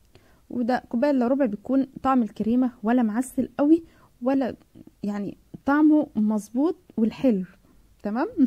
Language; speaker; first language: Arabic; native; Arabic